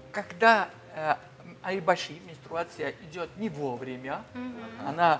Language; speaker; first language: Russian; non-native, fluent; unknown